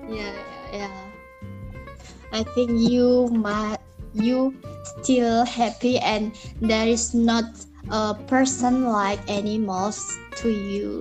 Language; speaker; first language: English; non-native, learner; Indonesian